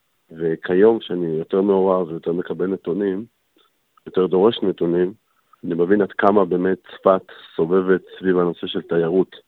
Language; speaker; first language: Hebrew; native; Hebrew